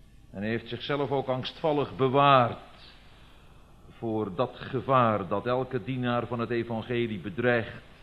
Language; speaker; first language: Dutch; native; Dutch